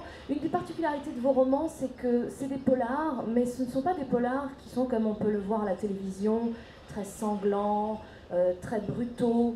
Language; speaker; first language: French; native; French